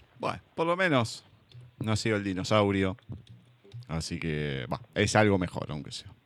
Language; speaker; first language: Spanish; native; Spanish